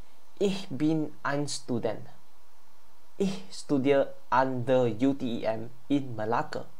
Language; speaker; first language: German; non-native, learner; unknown